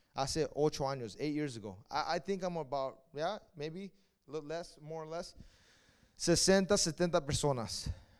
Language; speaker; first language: English; early bilingual, other home language; Spanish